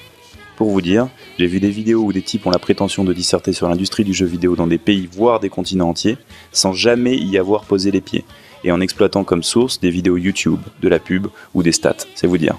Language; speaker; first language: French; native; French